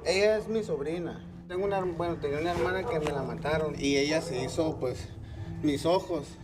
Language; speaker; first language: Spanish; native; Spanish